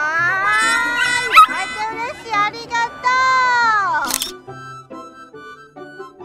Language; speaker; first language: Japanese; native; Japanese